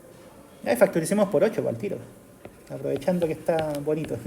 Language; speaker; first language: Spanish; native; Spanish